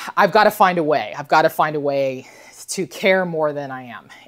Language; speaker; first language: English; native; English